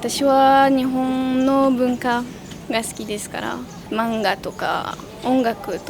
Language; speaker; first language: Japanese; non-native, learner; French